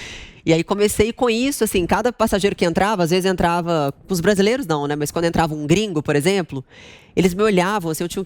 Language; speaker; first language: Portuguese; native; Portuguese